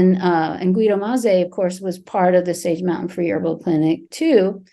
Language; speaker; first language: English; native; English